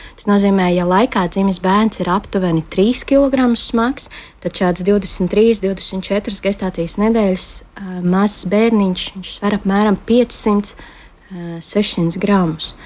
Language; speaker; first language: Latvian; native; Latvian